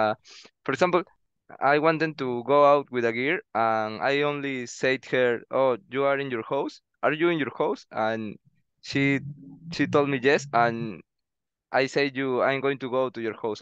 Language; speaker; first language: English; non-native, learner; Spanish